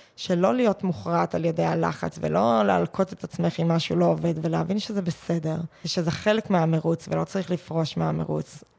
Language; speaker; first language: Hebrew; native; Hebrew